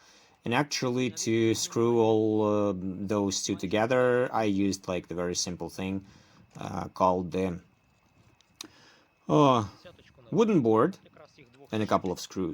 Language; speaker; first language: English; non-native, fluent; Ukrainian